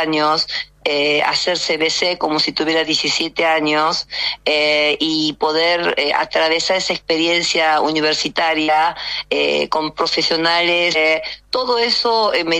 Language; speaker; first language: Spanish; early bilingual, other home language; Korean